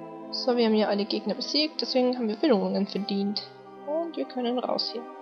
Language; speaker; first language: German; native; German